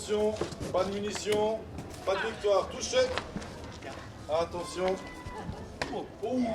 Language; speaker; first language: French; native; French